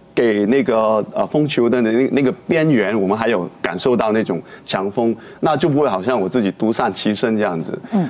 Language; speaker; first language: Chinese; non-native, local second language; Cantonese